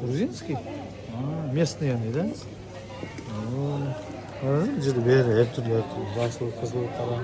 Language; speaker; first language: Russian; non-native, local second language; Kazakh